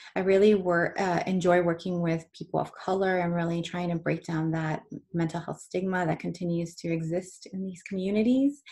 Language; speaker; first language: English; early bilingual, other home language; Spanish